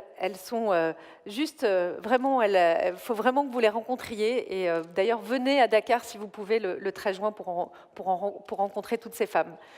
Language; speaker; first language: French; native; French